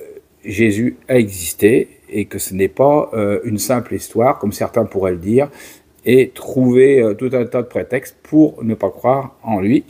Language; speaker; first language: French; native; French